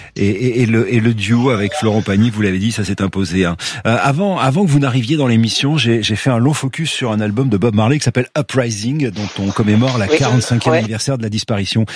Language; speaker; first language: French; native; French